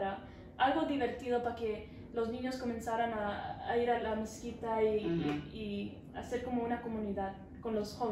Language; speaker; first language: Spanish; early bilingual, heritage; Spanish